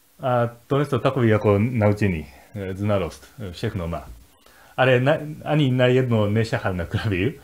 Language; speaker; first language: Czech; non-native, fluent; Japanese